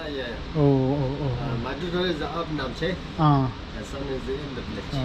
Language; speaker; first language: English; non-native, learner; Sherpa